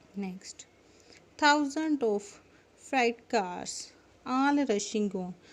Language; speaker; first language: English; non-native, local second language; Punjabi